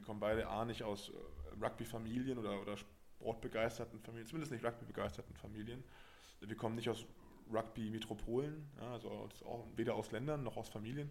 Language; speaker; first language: German; native; German